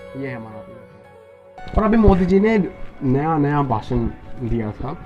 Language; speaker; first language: Hindi; native; Hindi